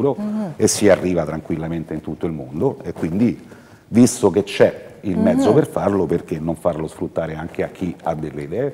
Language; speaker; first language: Italian; native; Italian